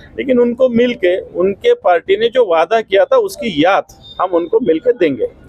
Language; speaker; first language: Hindi; non-native, local second language; Marathi